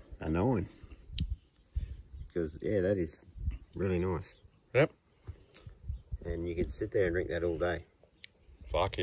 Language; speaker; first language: English; native; English